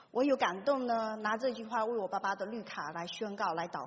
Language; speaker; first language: Chinese; native; Chinese